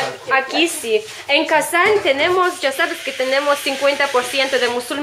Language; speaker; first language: Spanish; non-native, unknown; Russian